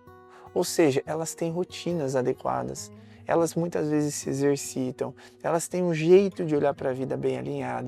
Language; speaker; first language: Portuguese; native; Portuguese